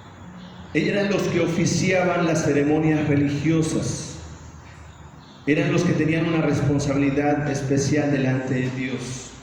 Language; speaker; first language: Spanish; native; Spanish